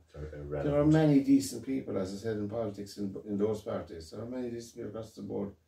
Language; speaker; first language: English; native; English